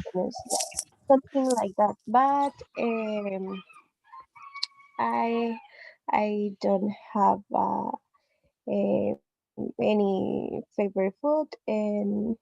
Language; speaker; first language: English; non-native, learner; Spanish